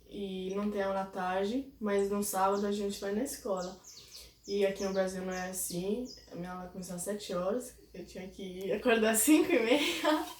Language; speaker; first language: Portuguese; non-native, fluent; Italian